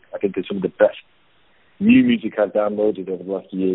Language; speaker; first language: English; native; English